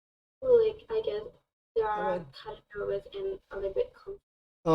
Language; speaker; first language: English; non-native, fluent; Thai